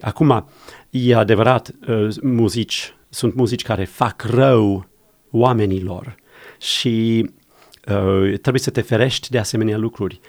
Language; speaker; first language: Romanian; non-native, fluent; English